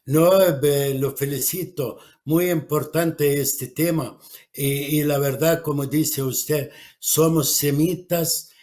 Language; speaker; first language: Spanish; non-native, fluent; Arabic